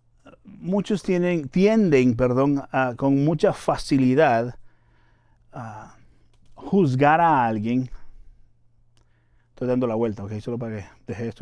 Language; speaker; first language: Spanish; native; Spanish